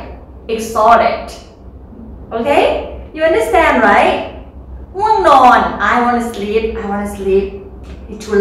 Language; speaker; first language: English; non-native, learner; Thai